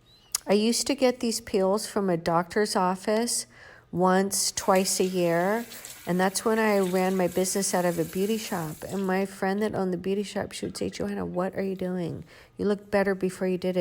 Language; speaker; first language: English; native; English